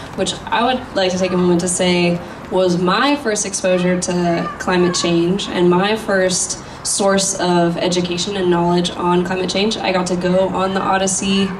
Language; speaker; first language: English; native; English